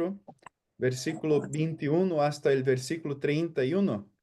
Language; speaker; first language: Spanish; non-native, fluent; Portuguese